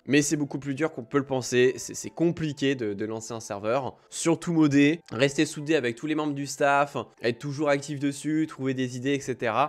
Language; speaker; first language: French; native; French